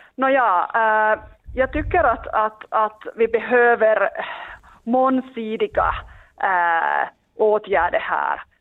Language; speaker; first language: Swedish; non-native, local second language; Finnish